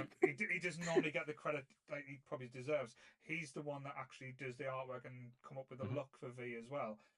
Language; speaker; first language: English; native; English